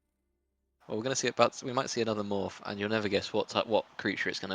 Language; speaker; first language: English; native; English